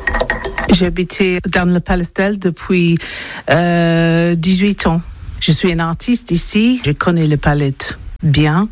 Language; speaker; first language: French; non-native, learner; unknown